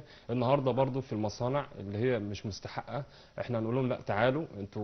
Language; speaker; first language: Arabic; native; Arabic